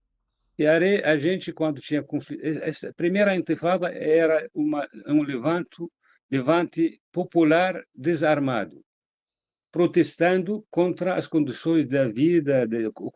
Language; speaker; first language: Portuguese; non-native, fluent; Arabic